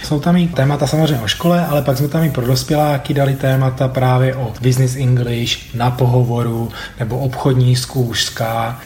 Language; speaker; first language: Czech; native; Czech